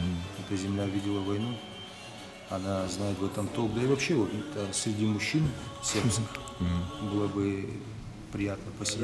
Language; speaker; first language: Russian; native; Russian